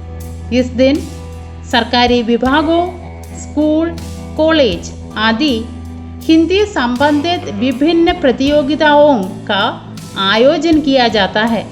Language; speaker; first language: Hindi; non-native, local second language; Malayalam